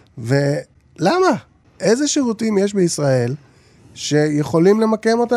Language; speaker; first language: Hebrew; native; Hebrew